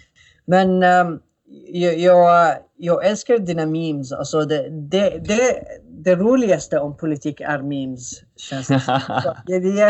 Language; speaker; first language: Swedish; non-native, fluent; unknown